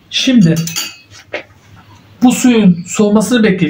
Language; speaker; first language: Turkish; native; Turkish